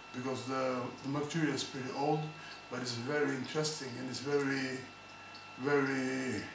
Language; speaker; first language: English; non-native, fluent; Swedish